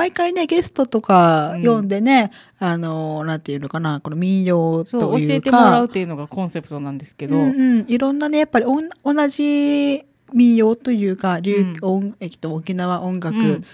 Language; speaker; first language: Japanese; native; Japanese